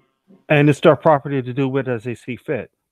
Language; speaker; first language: English; native; English